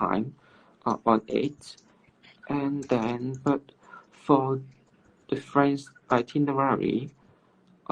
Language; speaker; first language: English; non-native, learner; Cantonese